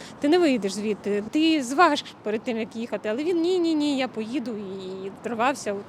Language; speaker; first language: Ukrainian; native; Ukrainian